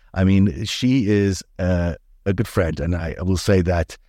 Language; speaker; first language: English; early bilingual, other home language; Hebrew